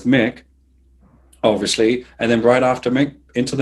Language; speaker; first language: English; native; English